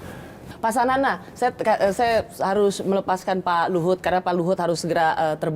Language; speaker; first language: Indonesian; native; Indonesian